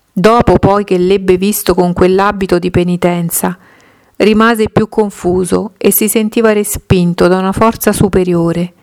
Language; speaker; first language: Italian; native; Italian